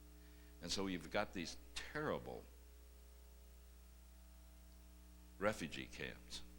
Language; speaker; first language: English; native; English